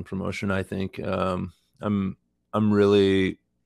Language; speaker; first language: English; native; English